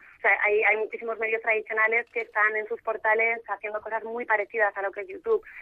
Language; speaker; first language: Spanish; native; Spanish